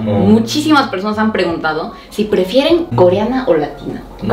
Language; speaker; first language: Spanish; non-native, fluent; Korean